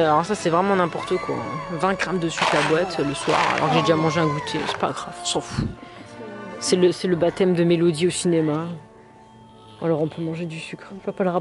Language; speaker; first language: French; native; French